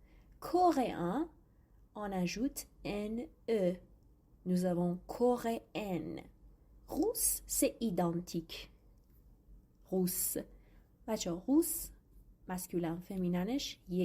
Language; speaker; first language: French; non-native, fluent; Persian